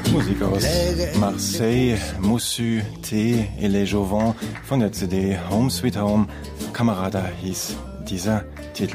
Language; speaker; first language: German; native; German